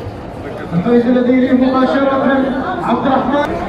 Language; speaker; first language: Arabic; native; Arabic